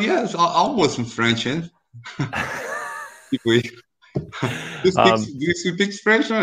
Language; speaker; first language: English; non-native, learner; Portuguese